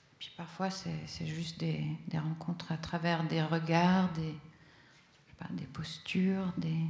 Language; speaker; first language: French; early bilingual, other home language; Italian